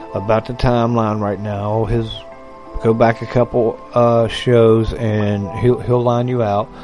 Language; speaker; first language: English; native; English